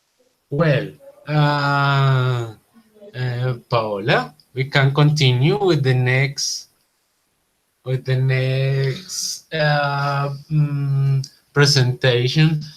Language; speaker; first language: English; non-native, learner; Spanish